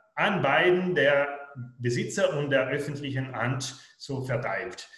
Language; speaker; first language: German; non-native, local second language; Italian